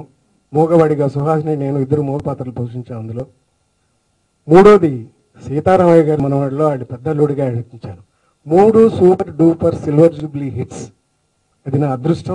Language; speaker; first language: Telugu; native; Telugu